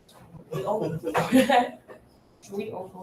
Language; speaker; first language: English; non-native, learner; Chinese